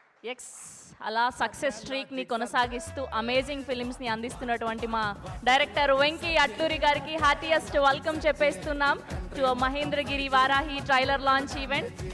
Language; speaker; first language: Telugu; native; Telugu